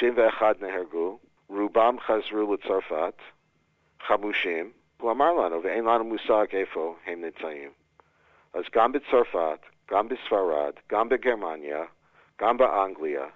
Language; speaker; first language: Hebrew; non-native, fluent; English